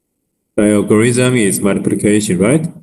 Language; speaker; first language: English; non-native, learner; Chinese